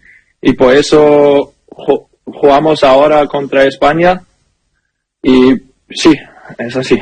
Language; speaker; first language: Spanish; non-native, learner; German